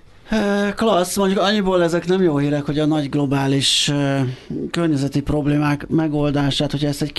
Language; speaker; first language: Hungarian; native; Hungarian